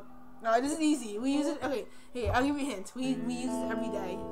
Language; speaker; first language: English; native; English